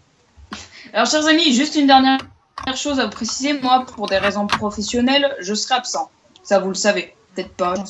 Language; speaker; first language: French; native; French